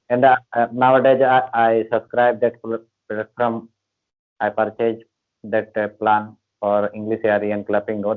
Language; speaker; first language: English; non-native, learner; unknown